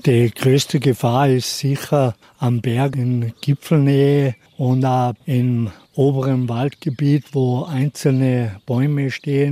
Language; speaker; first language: German; native; German